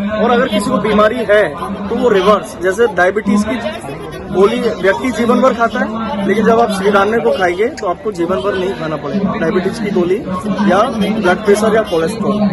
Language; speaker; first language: Hindi; native; Hindi